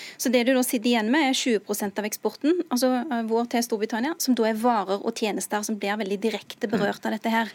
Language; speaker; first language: Norwegian; early bilingual, other home language; Urdu